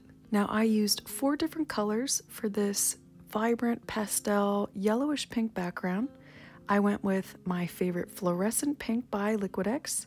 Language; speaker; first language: English; native; English